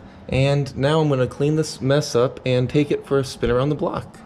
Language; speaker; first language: English; native; English